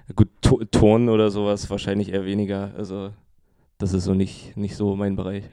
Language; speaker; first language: German; native; German